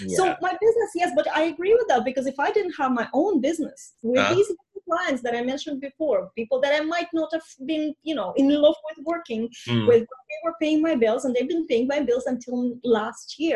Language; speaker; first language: English; non-native, fluent; Russian